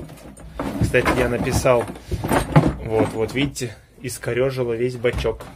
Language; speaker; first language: Russian; native; Russian